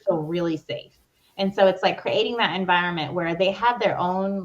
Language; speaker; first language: English; native; English